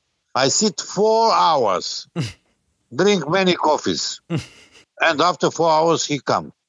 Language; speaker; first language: English; non-native, learner; Serbian